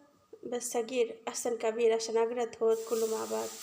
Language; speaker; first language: Arabic; non-native, learner; Bangla